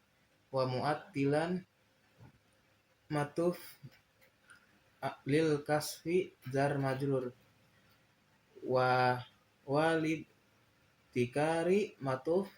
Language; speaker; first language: Arabic; non-native, learner; Indonesian